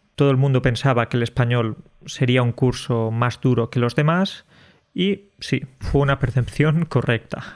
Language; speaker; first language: Spanish; native; Spanish